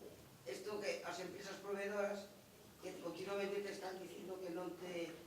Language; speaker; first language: Spanish; native; Spanish